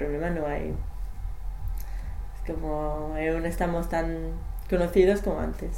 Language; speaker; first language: Spanish; non-native, learner; English